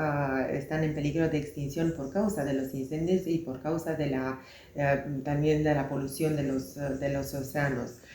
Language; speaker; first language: Spanish; non-native, fluent; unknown